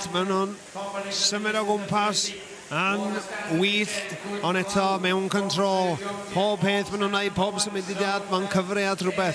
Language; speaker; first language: Welsh; native; Welsh